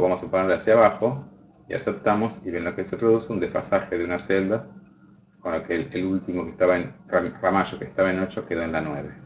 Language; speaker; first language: Spanish; native; Spanish